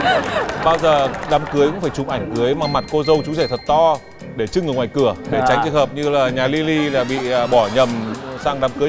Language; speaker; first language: Vietnamese; native; Vietnamese